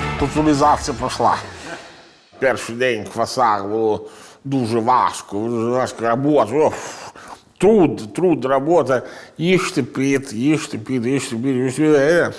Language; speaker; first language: Ukrainian; non-native, learner; Italian